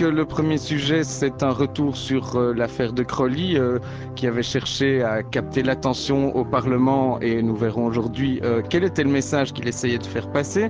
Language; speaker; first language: French; native; French